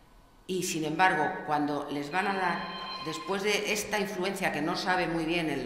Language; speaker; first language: Spanish; native; Spanish